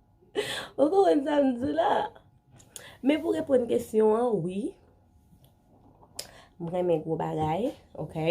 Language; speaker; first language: French; non-native, learner; Haitian Creole